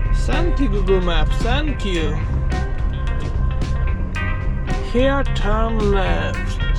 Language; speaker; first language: English; non-native, learner; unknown